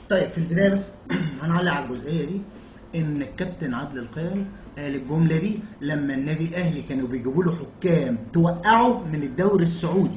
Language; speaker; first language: Arabic; native; Arabic